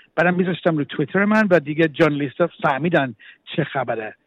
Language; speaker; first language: Persian; early bilingual, heritage; Persian